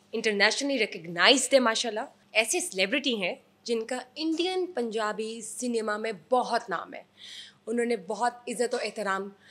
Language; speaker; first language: Urdu; native; Urdu